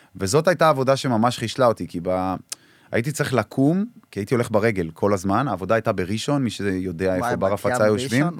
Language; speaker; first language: Hebrew; early bilingual, other home language; Arabic